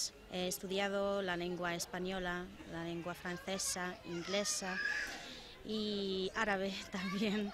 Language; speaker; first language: Spanish; non-native, fluent; Arabic